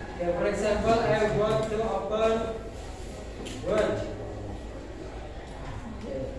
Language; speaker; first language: English; non-native, learner; Indonesian